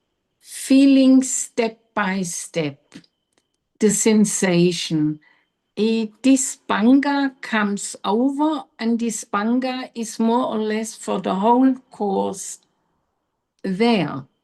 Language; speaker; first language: English; non-native, learner; German